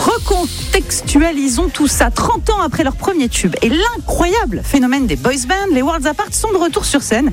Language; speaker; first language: French; native; French